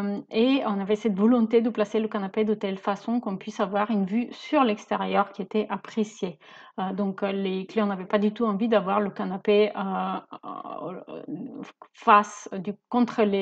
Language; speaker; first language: French; native; French